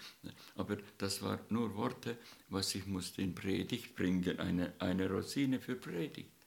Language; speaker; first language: German; non-native, learner; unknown